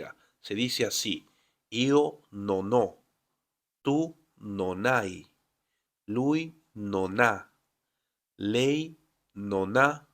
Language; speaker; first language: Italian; non-native, fluent; Spanish